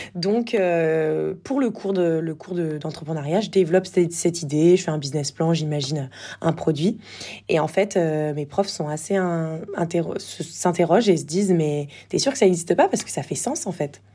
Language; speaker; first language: French; native; French